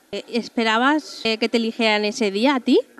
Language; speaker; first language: Spanish; native; Spanish